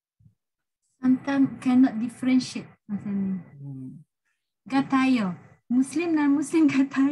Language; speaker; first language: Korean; non-native, learner; Malay